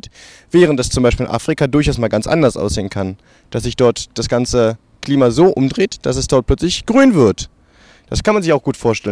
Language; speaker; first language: German; native; German